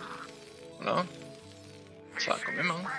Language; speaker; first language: French; native; French